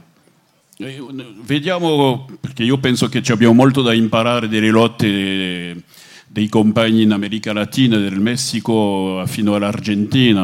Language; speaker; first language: Italian; non-native, fluent; French